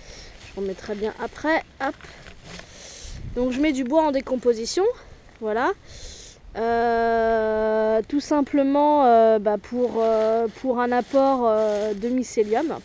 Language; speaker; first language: French; native; French